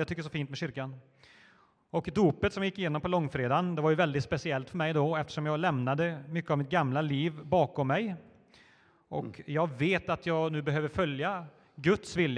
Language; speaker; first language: Swedish; native; Swedish